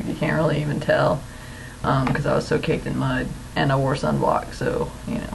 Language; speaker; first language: English; native; English